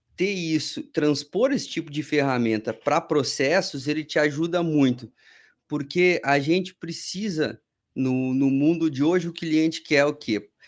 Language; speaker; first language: Portuguese; native; Portuguese